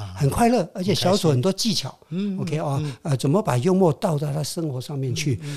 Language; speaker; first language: Chinese; non-native, local second language; Min Nan Chinese